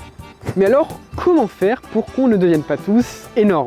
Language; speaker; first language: French; native; French